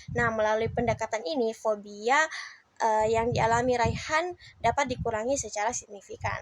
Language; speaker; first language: Indonesian; native; Indonesian